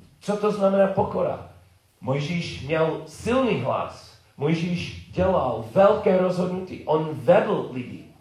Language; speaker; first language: Czech; non-native, learner; English